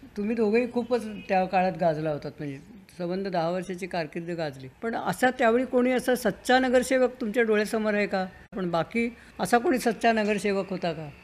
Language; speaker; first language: Marathi; native; Marathi